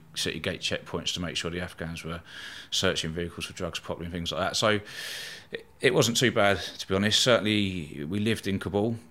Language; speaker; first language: English; native; English